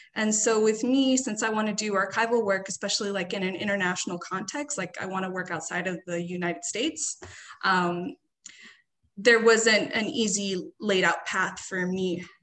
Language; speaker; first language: English; native; English